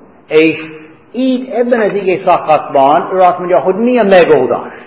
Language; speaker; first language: Hungarian; non-native, fluent; English